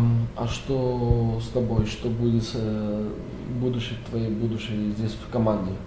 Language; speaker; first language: Russian; non-native, learner; Greek